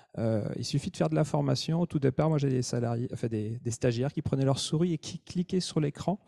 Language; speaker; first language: French; native; French